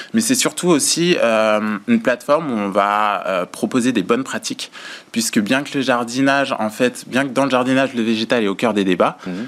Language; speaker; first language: French; native; French